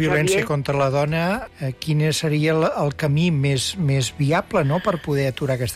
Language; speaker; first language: Catalan; native; Catalan